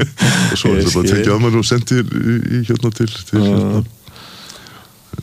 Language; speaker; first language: Icelandic; native; Icelandic